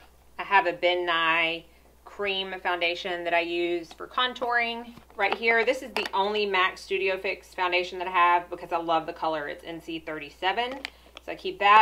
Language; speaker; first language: English; native; English